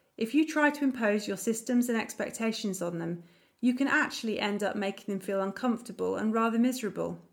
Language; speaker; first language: English; native; English